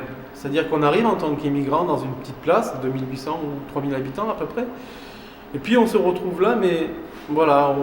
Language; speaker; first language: French; native; French